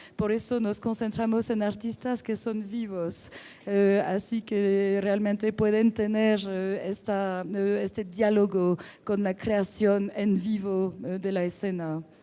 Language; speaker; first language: Spanish; non-native, fluent; French